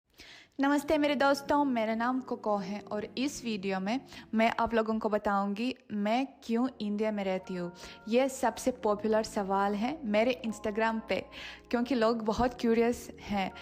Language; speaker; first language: Hindi; non-native, fluent; Russian